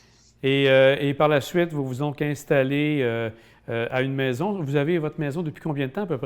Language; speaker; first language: French; native; French